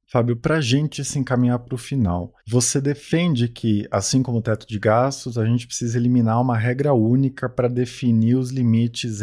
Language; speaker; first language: Portuguese; native; Portuguese